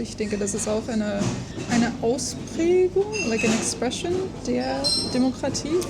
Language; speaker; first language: German; non-native, fluent; English